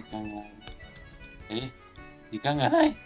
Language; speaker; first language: Japanese; non-native, learner; Spanish